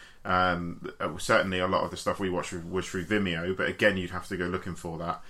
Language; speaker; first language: English; native; English